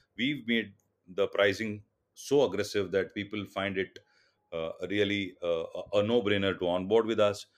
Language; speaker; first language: English; non-native, local second language; Tulu